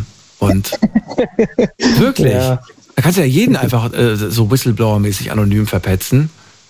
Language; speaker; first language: German; native; German